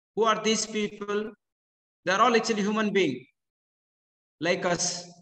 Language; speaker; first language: English; non-native, local second language; Kannada